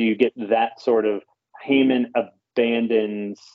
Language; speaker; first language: English; native; English